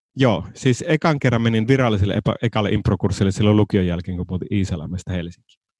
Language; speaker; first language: Finnish; native; Finnish